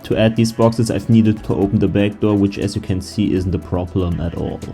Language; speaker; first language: English; non-native, fluent; German